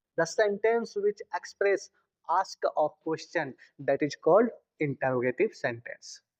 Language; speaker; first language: Hindi; native; Hindi